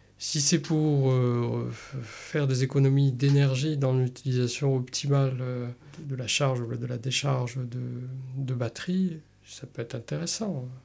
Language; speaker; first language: French; native; French